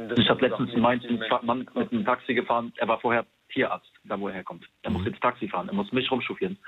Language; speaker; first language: German; non-native, fluent; Polish